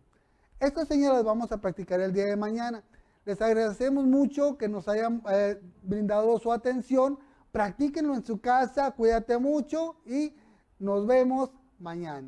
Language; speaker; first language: Spanish; native; Spanish